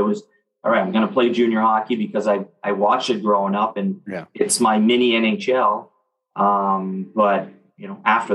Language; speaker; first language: English; non-native, fluent; French